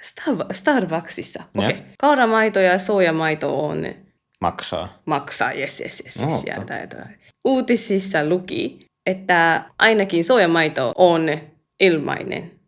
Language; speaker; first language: Finnish; non-native, learner; Japanese